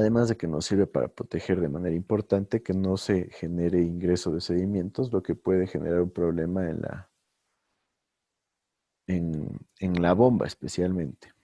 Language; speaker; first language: Spanish; native; Spanish